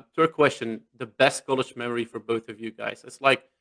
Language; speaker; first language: English; non-native, fluent; Dutch